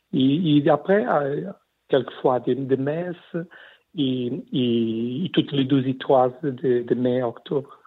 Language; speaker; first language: French; non-native, learner; Portuguese